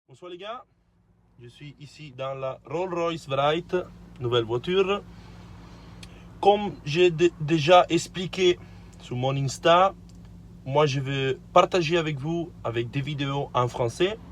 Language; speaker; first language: French; non-native, learner; Italian